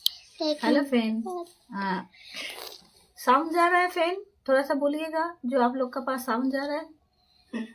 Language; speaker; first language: Hindi; non-native, local second language; Bangla